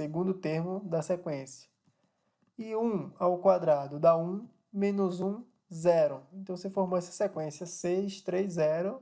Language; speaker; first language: Portuguese; native; Portuguese